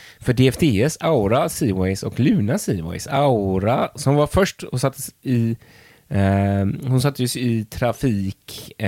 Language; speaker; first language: Swedish; native; Swedish